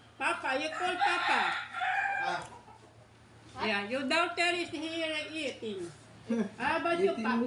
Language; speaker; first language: English; non-native, learner; Filipino